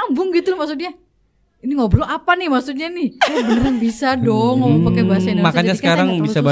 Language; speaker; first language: Indonesian; native; Indonesian